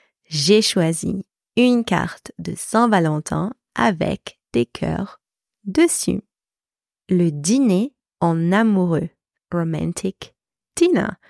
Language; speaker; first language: French; native; French